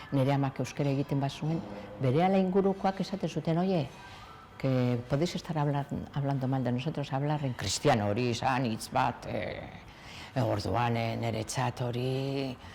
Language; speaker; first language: Basque; native; Basque